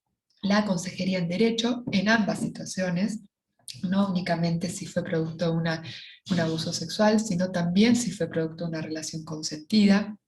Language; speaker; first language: Spanish; native; Spanish